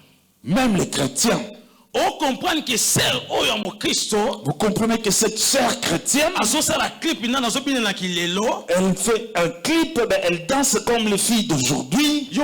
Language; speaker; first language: French; non-native, local second language; Lingala